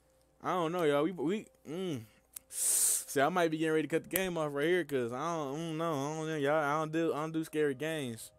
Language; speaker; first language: English; native; English